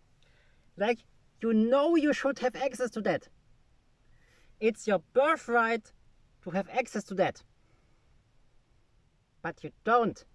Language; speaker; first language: English; non-native, fluent; German